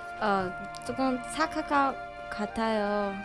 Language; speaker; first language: Korean; non-native, learner; Chinese